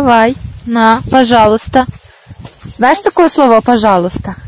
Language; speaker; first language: Russian; native; Russian